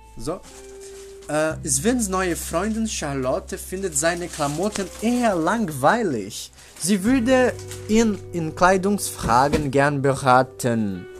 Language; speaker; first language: German; non-native, learner; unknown